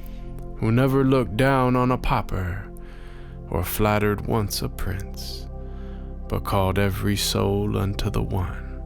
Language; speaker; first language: English; native; English